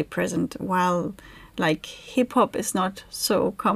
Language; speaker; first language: English; non-native, fluent; German